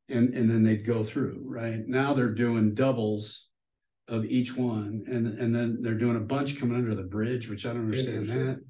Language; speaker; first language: English; native; English